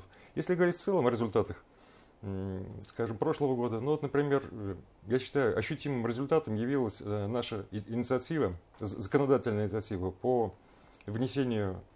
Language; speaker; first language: Russian; native; Russian